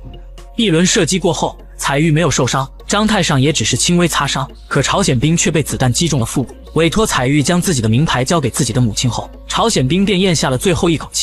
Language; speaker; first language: Chinese; native; Chinese